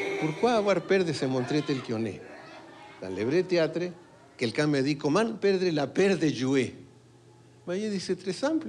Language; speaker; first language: French; non-native, fluent; Spanish